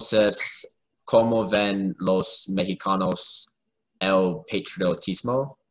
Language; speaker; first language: Spanish; non-native, learner; English